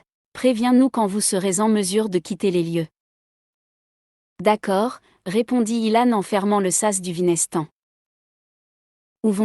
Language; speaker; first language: French; native; French